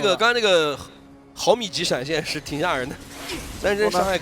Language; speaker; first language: Chinese; native; Chinese